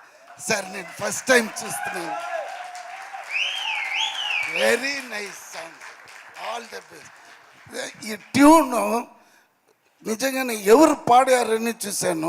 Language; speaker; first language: Telugu; non-native, fluent; Tamil